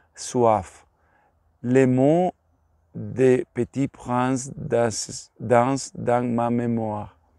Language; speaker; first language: French; non-native, learner; Spanish